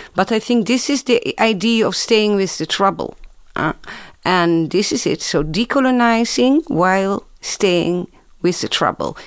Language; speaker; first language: English; non-native, fluent; Dutch